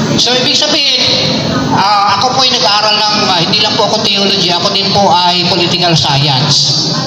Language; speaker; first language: Filipino; non-native, local second language; Cebuano